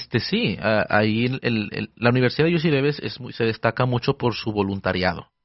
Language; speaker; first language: Spanish; early bilingual, heritage; Spanish